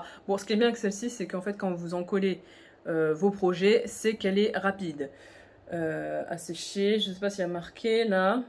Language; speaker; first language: French; native; French